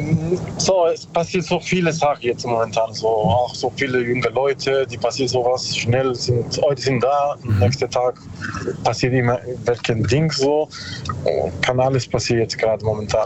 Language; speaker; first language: German; non-native, learner; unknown